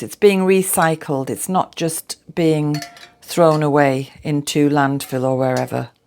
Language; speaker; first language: English; native; English